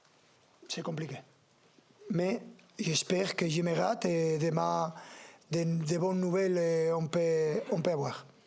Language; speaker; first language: French; non-native, learner; Spanish